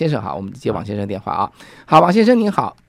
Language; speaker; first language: Chinese; native; Chinese